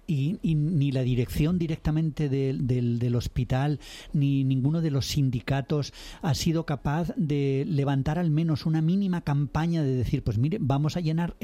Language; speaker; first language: Spanish; native; Spanish